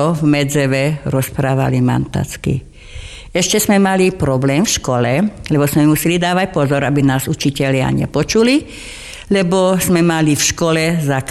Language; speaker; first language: Slovak; non-native, local second language; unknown